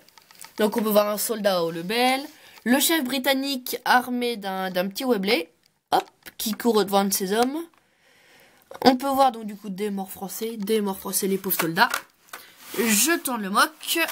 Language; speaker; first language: French; native; French